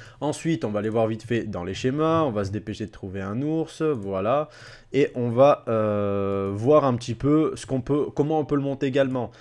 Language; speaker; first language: French; native; French